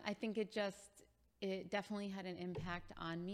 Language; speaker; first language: English; native; English